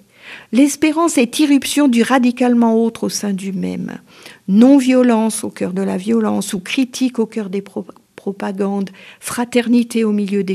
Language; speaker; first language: French; native; French